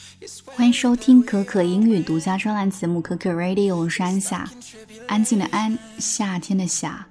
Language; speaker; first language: Chinese; native; Chinese